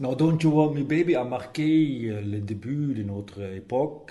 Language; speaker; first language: French; non-native, learner; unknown